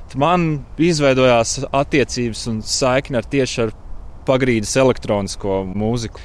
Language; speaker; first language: Latvian; native; Latvian